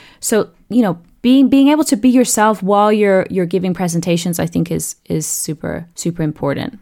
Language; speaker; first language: English; native; English